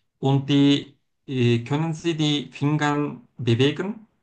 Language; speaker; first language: German; non-native, learner; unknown